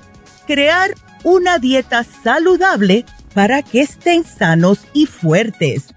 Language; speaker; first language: Spanish; native; Spanish